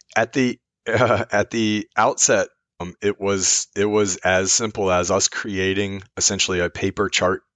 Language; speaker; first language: English; native; English